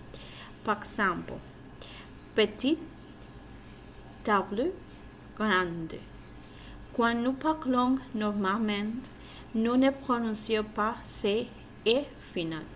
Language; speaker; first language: French; non-native, learner; Spanish